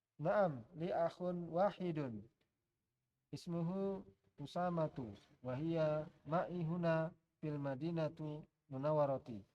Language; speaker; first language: Arabic; non-native, learner; Indonesian